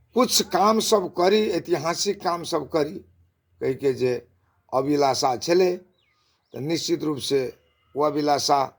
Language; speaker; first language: Maithili; non-native, local second language; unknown